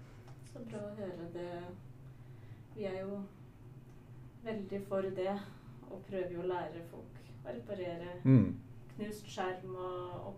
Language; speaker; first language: Norwegian; native; Norwegian